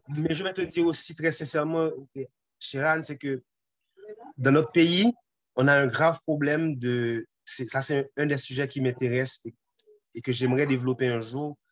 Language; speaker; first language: French; non-native, local second language; Haitian Creole